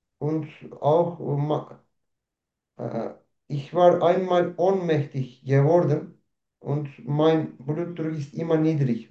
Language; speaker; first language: German; non-native, learner; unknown